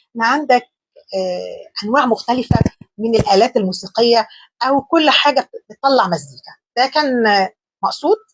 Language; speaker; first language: Egyptian Arabic; native; Egyptian Arabic